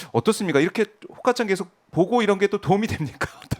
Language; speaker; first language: Korean; native; Korean